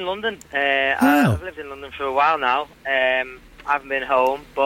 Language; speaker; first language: English; native; English